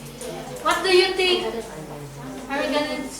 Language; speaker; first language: English; non-native, fluent; Indonesian